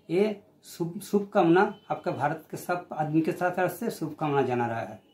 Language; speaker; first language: Hindi; non-native, local second language; Bangla